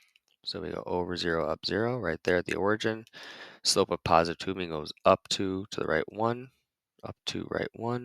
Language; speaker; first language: English; native; English